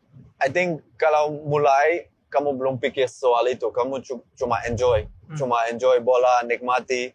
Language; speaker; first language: Indonesian; non-native, learner; Dutch